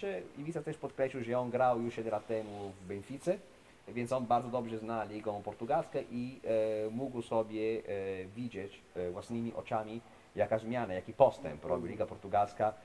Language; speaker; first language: Polish; non-native, fluent; Italian